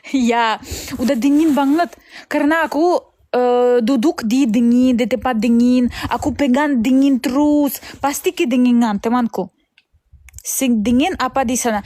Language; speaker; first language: Indonesian; non-native, learner; Russian